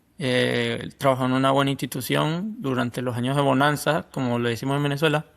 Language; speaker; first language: Spanish; native; Spanish